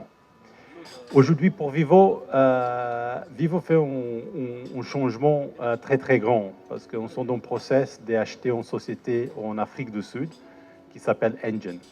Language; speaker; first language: French; non-native, fluent; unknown